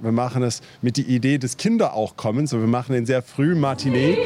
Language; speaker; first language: German; non-native, fluent; English